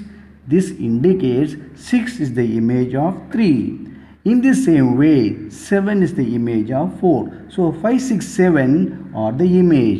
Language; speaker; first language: English; non-native, local second language; Tamil